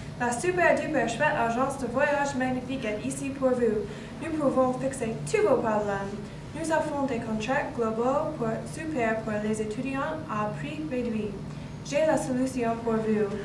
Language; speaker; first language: French; non-native, learner; English